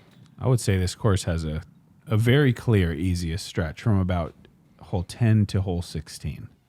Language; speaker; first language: English; native; English